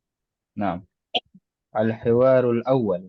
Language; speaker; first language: Arabic; non-native, fluent; Indonesian